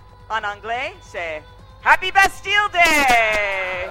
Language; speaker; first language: French; non-native, learner; English